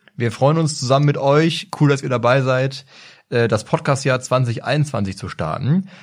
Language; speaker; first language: German; native; German